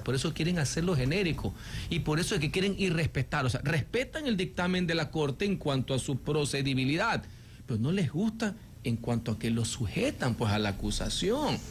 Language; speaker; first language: Spanish; native; Spanish